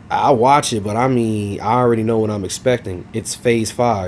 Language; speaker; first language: English; native; English